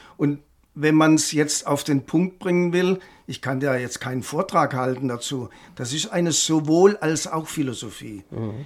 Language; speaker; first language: German; native; German